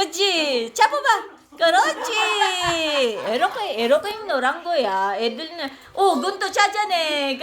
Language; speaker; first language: Korean; non-native, learner; Filipino